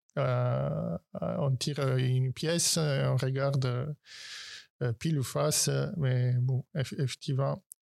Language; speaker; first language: French; non-native, fluent; Italian